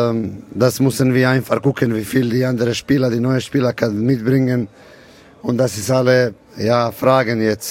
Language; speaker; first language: German; non-native, learner; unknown